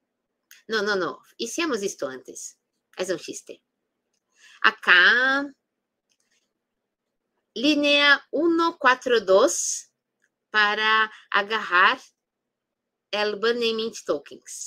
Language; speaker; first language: Spanish; non-native, fluent; Portuguese